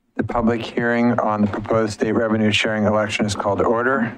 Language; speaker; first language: English; native; English